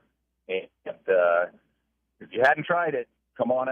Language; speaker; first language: English; native; English